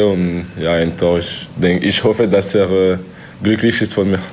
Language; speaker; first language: German; non-native, learner; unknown